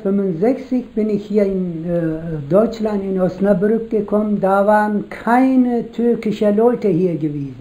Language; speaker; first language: German; non-native, learner; Turkish